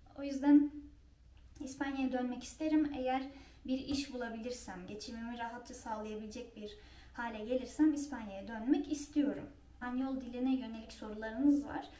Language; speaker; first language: Turkish; native; Turkish